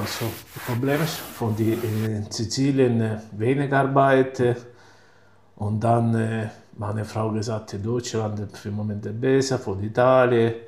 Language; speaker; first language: German; non-native, learner; Italian